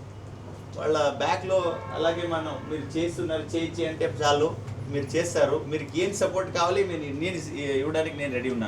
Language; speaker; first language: Telugu; non-native, learner; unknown